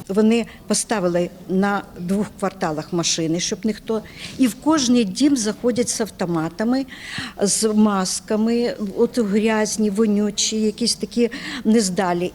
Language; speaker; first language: Ukrainian; non-native, local second language; Russian